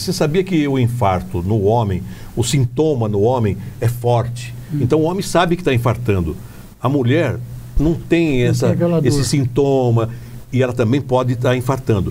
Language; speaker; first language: Portuguese; native; Portuguese